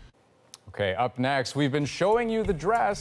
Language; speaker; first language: English; native; English